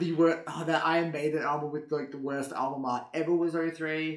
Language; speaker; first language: English; native; English